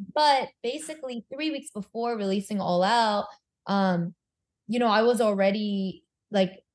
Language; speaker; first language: English; early bilingual, other home language; Korean